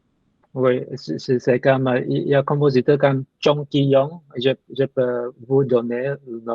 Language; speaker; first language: French; non-native, learner; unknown